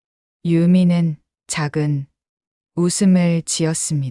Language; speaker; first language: Korean; native; Korean